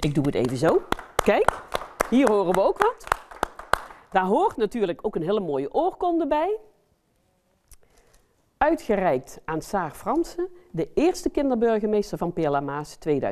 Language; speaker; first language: Dutch; native; Dutch